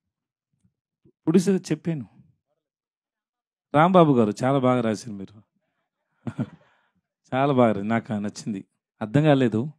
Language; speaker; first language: Telugu; non-native, learner; Tamil